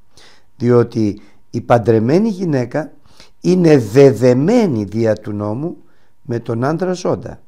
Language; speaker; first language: Greek; native; Greek